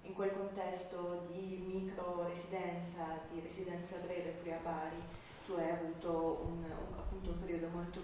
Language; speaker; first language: Italian; native; Italian